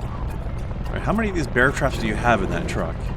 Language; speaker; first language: English; native; English